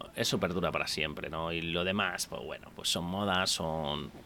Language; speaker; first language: Spanish; native; Spanish